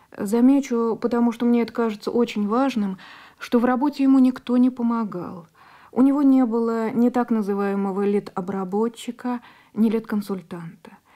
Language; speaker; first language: Russian; native; Russian